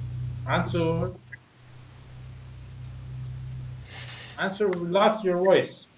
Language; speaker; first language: English; non-native, learner; Persian